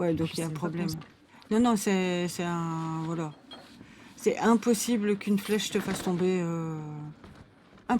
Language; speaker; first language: French; native; French